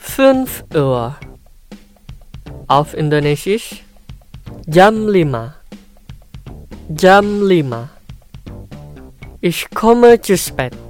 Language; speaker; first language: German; non-native, fluent; Indonesian